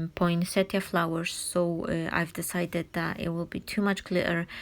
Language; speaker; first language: English; non-native, fluent; Polish